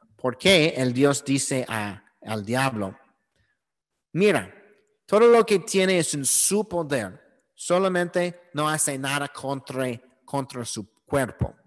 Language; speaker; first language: Spanish; non-native, learner; English